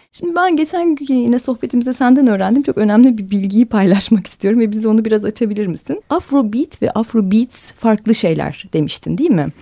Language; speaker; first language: Turkish; native; Turkish